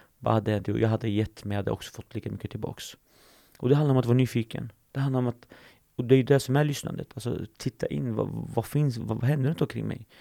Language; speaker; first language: Swedish; early bilingual, other home language; Assyrian Neo-Aramaic